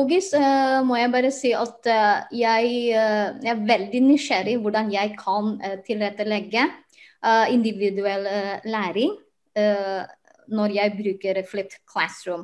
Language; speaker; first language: Norwegian; non-native, fluent; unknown